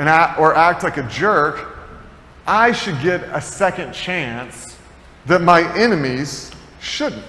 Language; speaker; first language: English; native; English